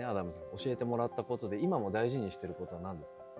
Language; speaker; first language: Japanese; native; Japanese